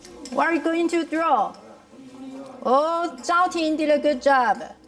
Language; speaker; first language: English; non-native, fluent; Chinese